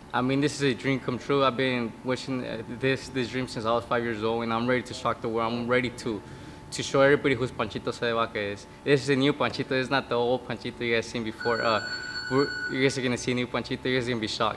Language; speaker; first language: English; early bilingual, other home language; Spanish